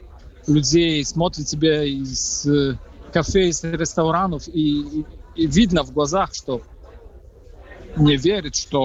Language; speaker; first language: Russian; non-native, fluent; Polish